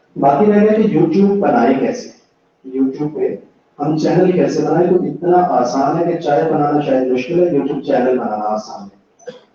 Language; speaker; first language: Urdu; non-native, local second language; Punjabi